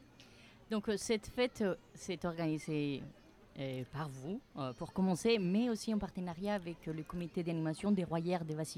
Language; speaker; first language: French; native; French